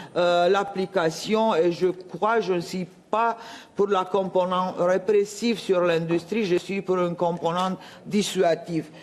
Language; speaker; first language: French; non-native, fluent; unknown